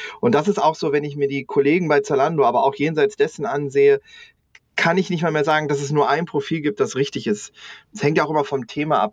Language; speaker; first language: German; native; German